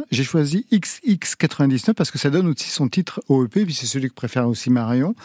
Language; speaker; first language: French; native; French